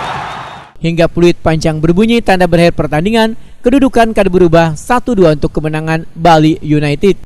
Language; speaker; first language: Indonesian; non-native, local second language; Banjar